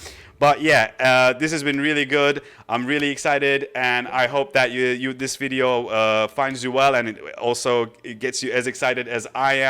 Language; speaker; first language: English; non-native, fluent; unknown